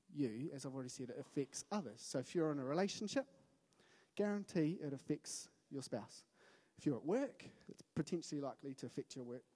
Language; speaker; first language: English; native; English